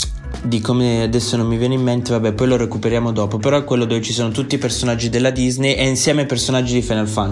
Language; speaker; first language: Italian; native; Italian